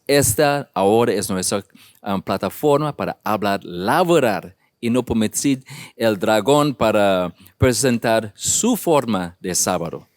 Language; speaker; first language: Spanish; non-native, learner; English